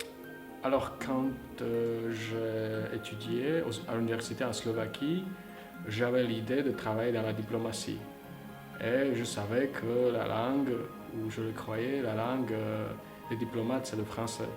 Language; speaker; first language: French; non-native, fluent; Slovak